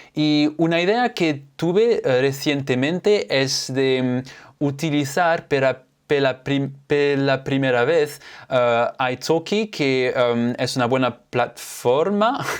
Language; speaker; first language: Spanish; non-native, fluent; French